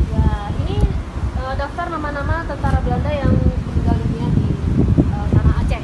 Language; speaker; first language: Indonesian; native; Indonesian